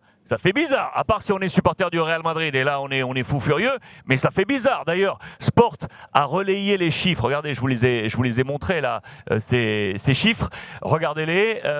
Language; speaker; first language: French; native; French